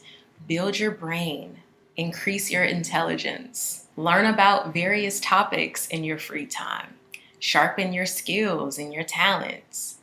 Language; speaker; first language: English; native; English